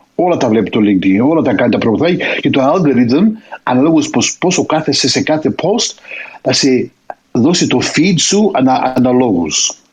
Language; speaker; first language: Greek; early bilingual, heritage; Greek